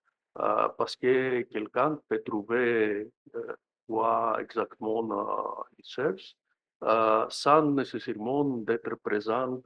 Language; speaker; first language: French; non-native, fluent; Greek